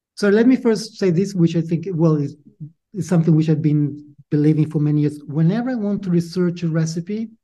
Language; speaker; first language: English; non-native, fluent; Italian